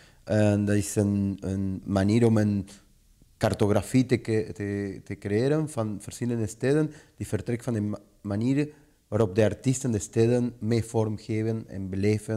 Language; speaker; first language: Dutch; non-native, fluent; Spanish